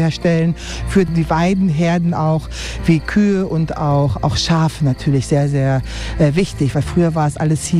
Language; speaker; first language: German; native; German